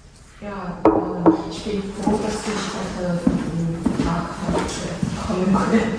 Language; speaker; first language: German; non-native, learner; Vietnamese